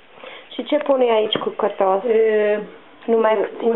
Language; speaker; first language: Romanian; non-native, learner; English